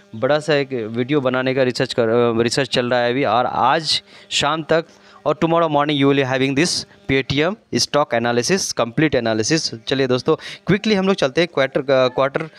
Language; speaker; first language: Hindi; native; Hindi